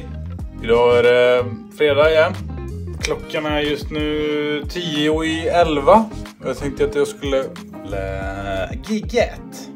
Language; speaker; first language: Swedish; native; Swedish